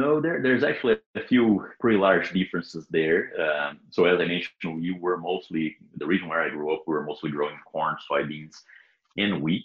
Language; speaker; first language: English; non-native, fluent; Portuguese